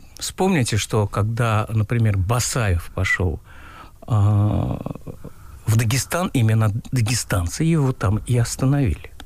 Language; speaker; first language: Russian; non-native, local second language; Uzbek